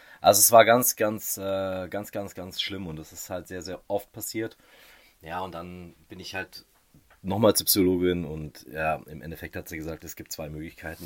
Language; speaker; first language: German; native; German